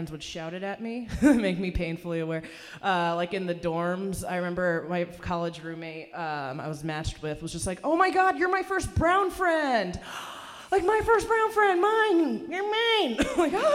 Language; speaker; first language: English; early bilingual, other home language; Persian